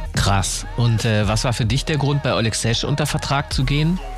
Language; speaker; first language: German; native; German